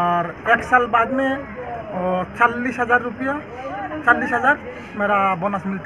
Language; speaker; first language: Hindi; non-native, local second language; Bangla